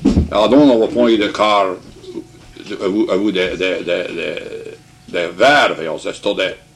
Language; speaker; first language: French; early bilingual, heritage; French